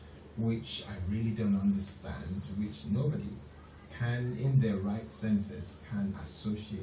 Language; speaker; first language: English; non-native, local second language; Yoruba